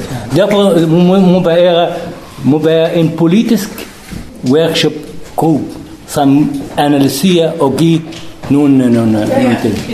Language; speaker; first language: Danish; non-native, learner; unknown